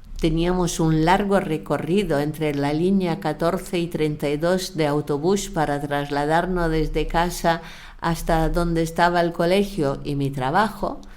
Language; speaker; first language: Spanish; non-native, fluent; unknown